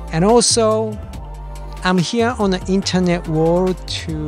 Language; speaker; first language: English; early bilingual, other home language; Japanese